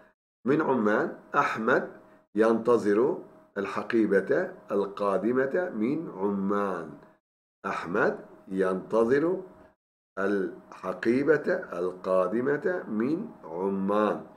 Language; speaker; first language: Arabic; non-native, fluent; Turkish